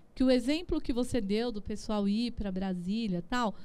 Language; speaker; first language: Portuguese; native; Portuguese